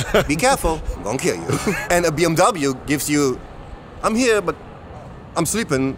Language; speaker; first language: English; non-native, fluent; German